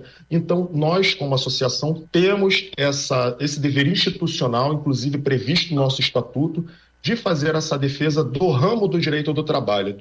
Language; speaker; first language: Portuguese; native; Portuguese